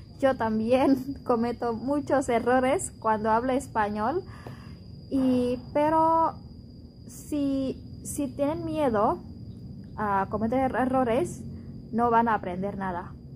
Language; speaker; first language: Spanish; non-native, fluent; Indonesian